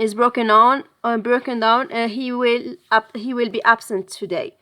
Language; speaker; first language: English; non-native, fluent; French